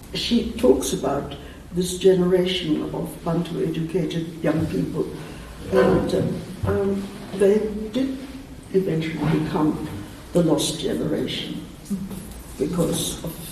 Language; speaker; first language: English; early bilingual, other home language; German